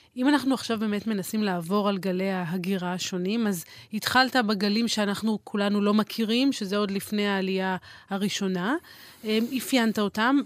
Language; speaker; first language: Hebrew; native; Hebrew